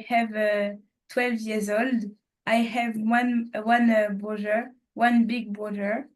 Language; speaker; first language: English; non-native, learner; French